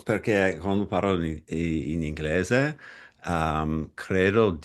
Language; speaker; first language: Italian; non-native, fluent; English